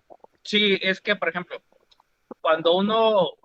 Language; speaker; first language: Spanish; native; Spanish